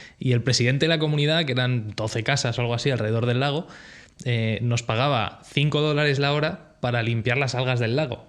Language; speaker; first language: Spanish; early bilingual, heritage; Spanish